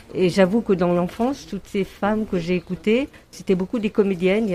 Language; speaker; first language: French; native; French